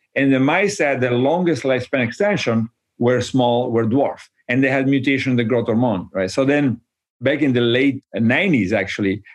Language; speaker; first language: English; non-native, fluent; Italian